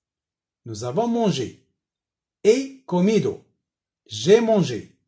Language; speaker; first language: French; non-native, local second language; Arabic